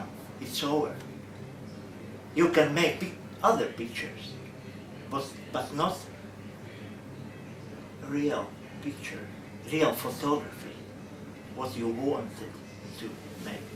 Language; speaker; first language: English; non-native, learner; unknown